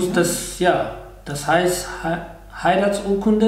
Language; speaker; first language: German; non-native, learner; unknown